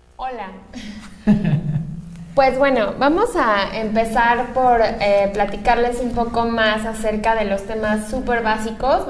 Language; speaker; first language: Spanish; native; Spanish